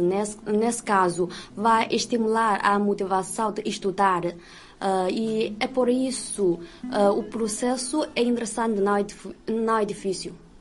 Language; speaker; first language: Portuguese; non-native, fluent; Chinese